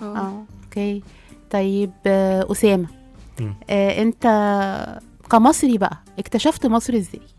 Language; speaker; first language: Arabic; native; Arabic